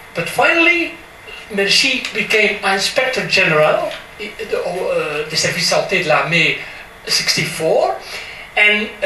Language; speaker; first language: English; non-native, fluent; French